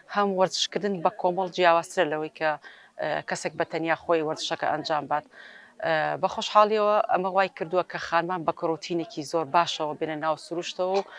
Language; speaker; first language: Central Kurdish; native; Central Kurdish